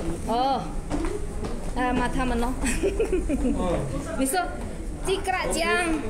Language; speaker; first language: Chinese; non-native, learner; Javanese